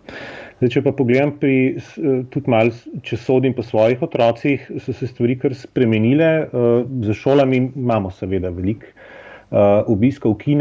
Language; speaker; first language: Slovenian; native; Slovenian